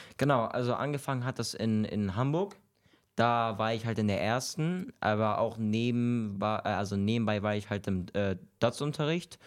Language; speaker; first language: German; early bilingual, other home language; Kurdish